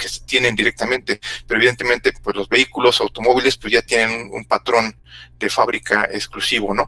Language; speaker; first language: Spanish; native; Spanish